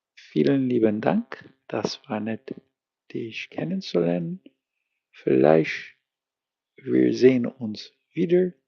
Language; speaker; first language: German; non-native, learner; English